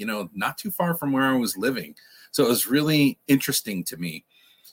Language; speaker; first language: English; native; English